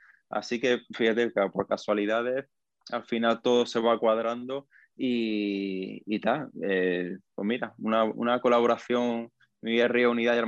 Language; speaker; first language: Spanish; native; Spanish